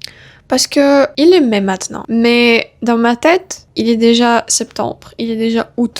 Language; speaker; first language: French; non-native, fluent; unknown